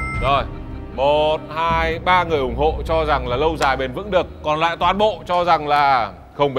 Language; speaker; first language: Vietnamese; native; Vietnamese